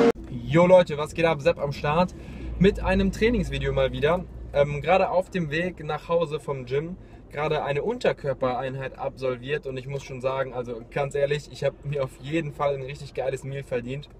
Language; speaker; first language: German; native; German